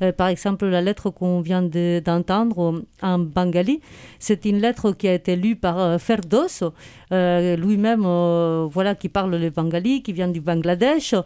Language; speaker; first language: French; non-native, fluent; Spanish